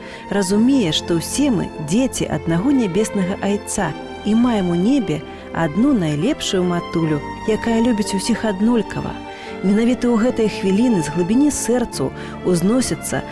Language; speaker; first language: Belarusian; native; Belarusian